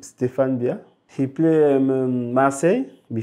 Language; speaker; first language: English; non-native, local second language; French